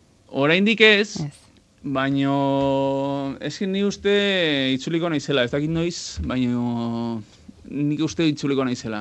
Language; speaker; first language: Basque; non-native, local second language; Spanish